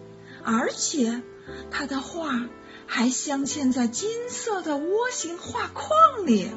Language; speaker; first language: Chinese; native; Chinese